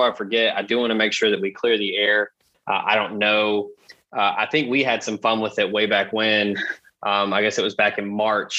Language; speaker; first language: English; native; English